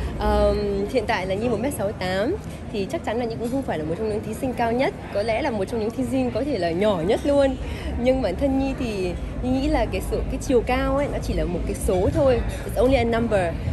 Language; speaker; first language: Vietnamese; early bilingual, heritage; Vietnamese